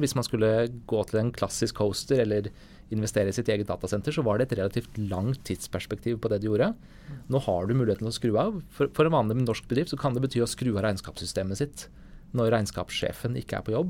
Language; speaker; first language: Norwegian; native; Norwegian